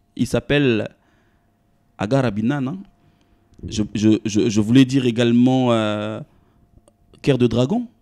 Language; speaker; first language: French; non-native, local second language; Lingala